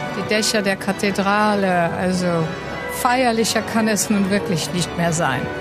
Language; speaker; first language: German; non-native, local second language; Luxembourgish